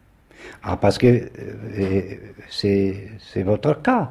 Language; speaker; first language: French; non-native, fluent; Polish